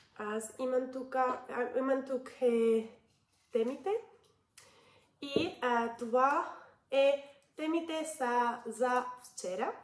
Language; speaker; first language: Bulgarian; non-native, learner; Spanish